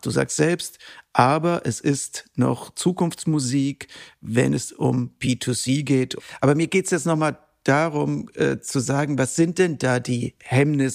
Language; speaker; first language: German; native; German